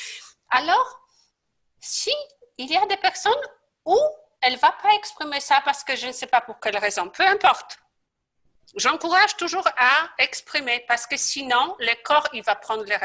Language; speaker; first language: French; non-native, fluent; Polish